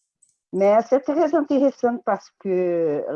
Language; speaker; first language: French; non-native, learner; Portuguese